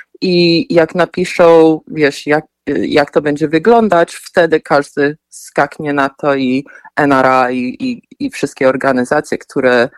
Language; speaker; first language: Polish; early bilingual, heritage; Polish